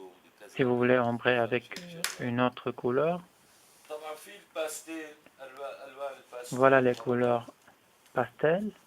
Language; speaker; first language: French; non-native, fluent; Arabic